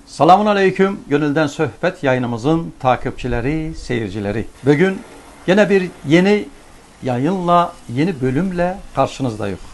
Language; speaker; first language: Turkish; early bilingual, heritage; Turkish